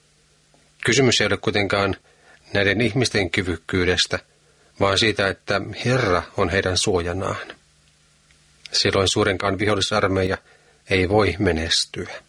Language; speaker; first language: Finnish; native; Finnish